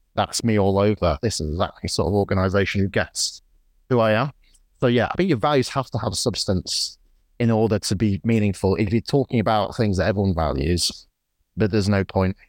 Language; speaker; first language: English; native; English